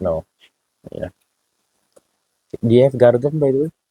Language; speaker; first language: English; non-native, fluent; Indonesian